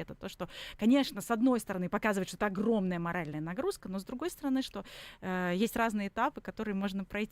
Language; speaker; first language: Russian; native; Russian